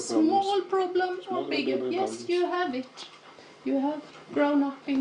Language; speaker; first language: English; non-native, fluent; Swedish